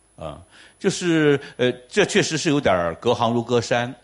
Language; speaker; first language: Chinese; native; Chinese